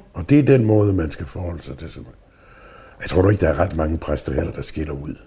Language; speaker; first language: Danish; native; Danish